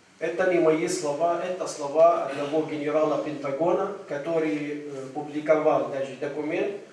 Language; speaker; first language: Russian; non-native, fluent; Arabic